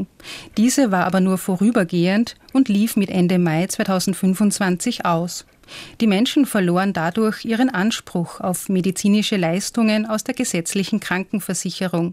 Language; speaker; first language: German; native; German